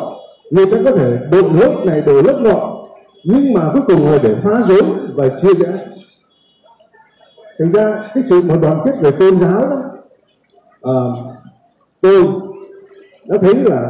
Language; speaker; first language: Vietnamese; native; Vietnamese